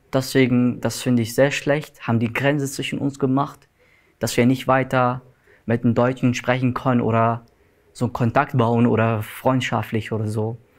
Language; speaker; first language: German; non-native, learner; Arabic